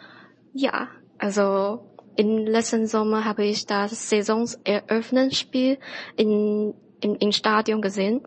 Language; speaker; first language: German; non-native, learner; Chinese